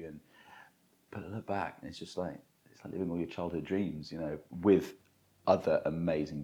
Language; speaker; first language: English; native; English